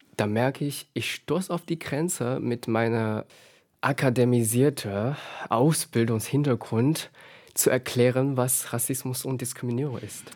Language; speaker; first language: German; non-native, fluent; Chinese